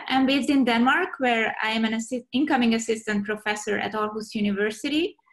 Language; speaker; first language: English; non-native, fluent; Portuguese